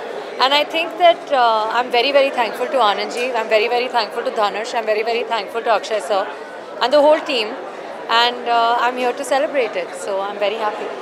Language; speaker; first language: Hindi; native; Hindi